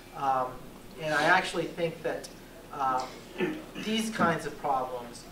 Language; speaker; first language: English; native; English